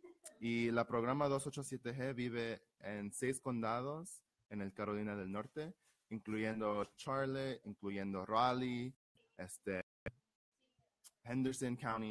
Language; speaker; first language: Spanish; early bilingual, heritage; Spanish